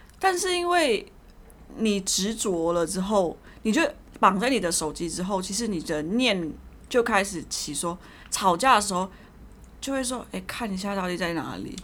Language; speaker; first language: Chinese; early bilingual, heritage; Chinese